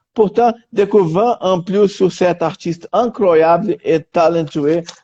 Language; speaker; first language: French; non-native, learner; Portuguese